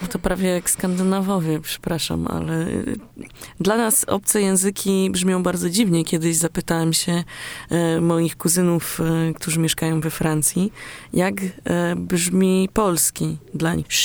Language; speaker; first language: Polish; native; Polish